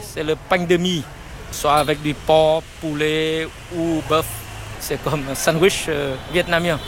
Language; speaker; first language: French; non-native, fluent; Vietnamese